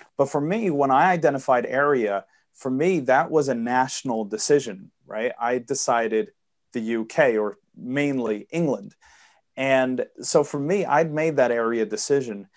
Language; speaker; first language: English; early bilingual, heritage; Swedish